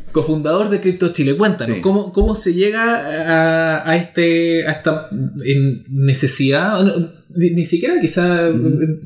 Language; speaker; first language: Spanish; native; Spanish